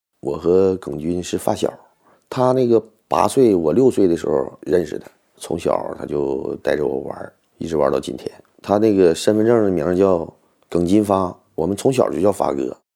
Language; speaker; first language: Chinese; native; Chinese